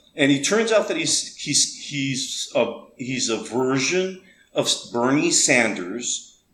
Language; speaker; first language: English; early bilingual, other home language; Spanish